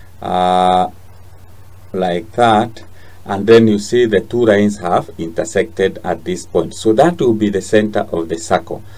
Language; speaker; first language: English; non-native, local second language; Swahili